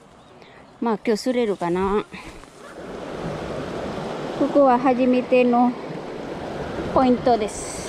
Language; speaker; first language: Japanese; non-native, fluent; Filipino